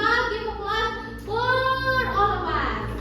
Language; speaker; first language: English; non-native, learner; Indonesian